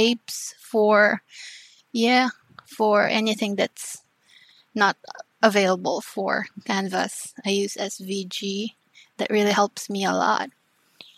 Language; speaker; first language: English; non-native, local second language; Filipino